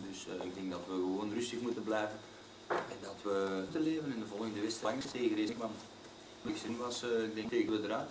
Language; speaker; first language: Dutch; native; Dutch